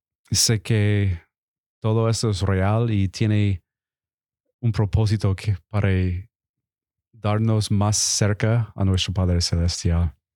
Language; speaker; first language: Spanish; non-native, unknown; English